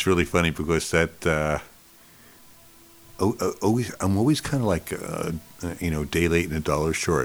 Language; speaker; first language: English; native; English